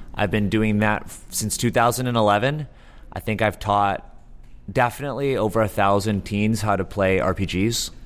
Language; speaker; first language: English; native; English